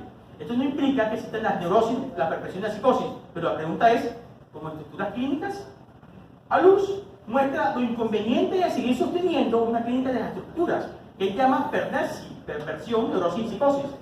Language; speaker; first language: Spanish; native; Spanish